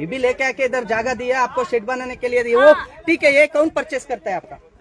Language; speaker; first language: Hindi; non-native, local second language; Kannada